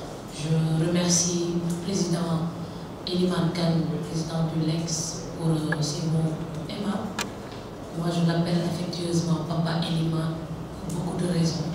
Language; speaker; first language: French; non-native, local second language; Wolof